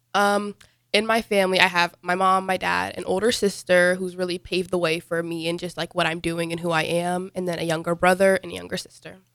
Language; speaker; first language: English; native; English